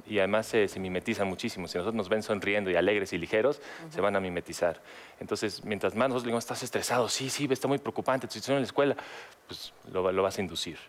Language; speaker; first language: Spanish; native; Spanish